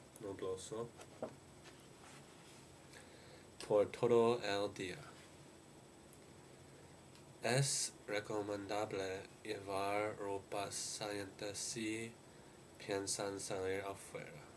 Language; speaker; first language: Spanish; non-native, learner; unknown